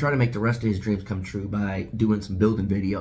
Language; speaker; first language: English; native; English